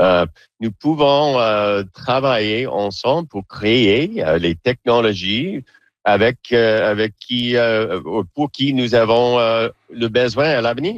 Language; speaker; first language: French; non-native, learner; English